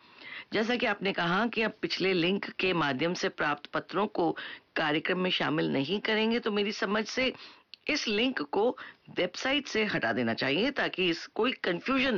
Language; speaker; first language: Hindi; native; Hindi